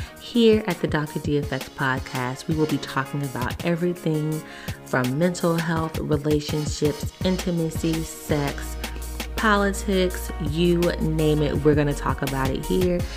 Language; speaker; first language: English; native; English